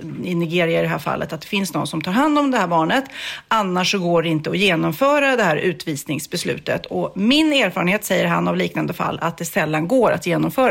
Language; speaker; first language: Swedish; native; Swedish